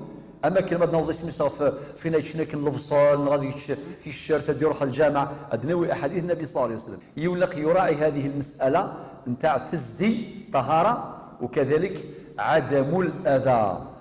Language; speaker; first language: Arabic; non-native, local second language; Kabyle